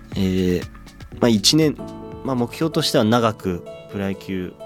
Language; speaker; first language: Japanese; native; Japanese